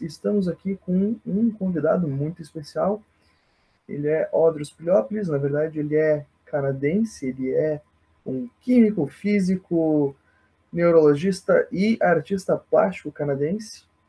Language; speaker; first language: Portuguese; native; Portuguese